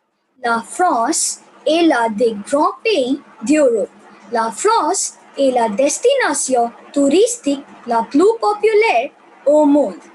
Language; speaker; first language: French; non-native, learner; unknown